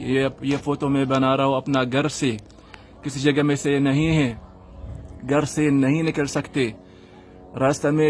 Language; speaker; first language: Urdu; non-native, learner; Arabic